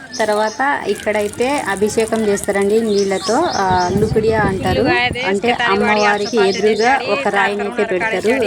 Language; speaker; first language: Telugu; non-native, local second language; Lambadi